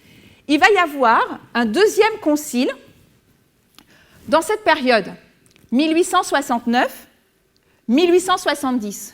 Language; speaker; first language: French; native; French